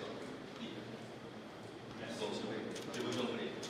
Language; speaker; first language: French; non-native, learner; Indonesian